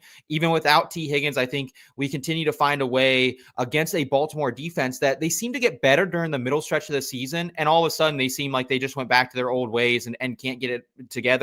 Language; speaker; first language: English; native; English